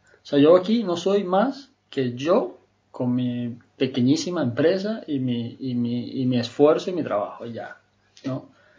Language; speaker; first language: Spanish; native; Spanish